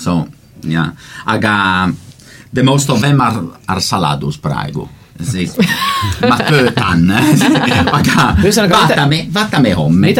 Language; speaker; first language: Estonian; non-native, learner; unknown